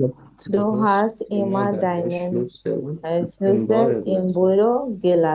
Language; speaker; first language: German; non-native, learner; Bangla